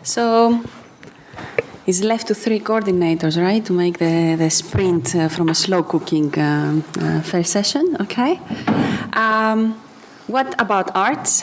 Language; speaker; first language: English; non-native, fluent; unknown